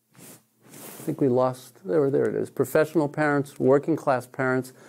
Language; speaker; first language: English; native; English